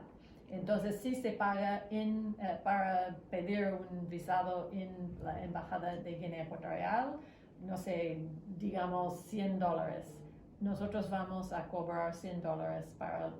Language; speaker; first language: Spanish; non-native, fluent; English